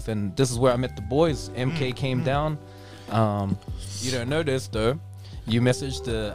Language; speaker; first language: English; native; English